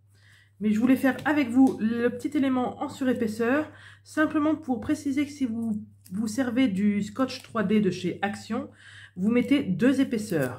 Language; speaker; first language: French; native; French